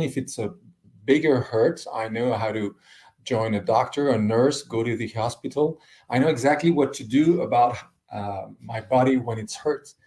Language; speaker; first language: English; non-native, fluent; French